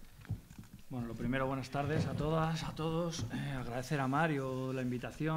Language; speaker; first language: Spanish; native; Spanish